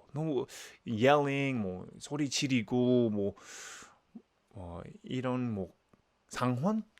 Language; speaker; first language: Korean; non-native, learner; English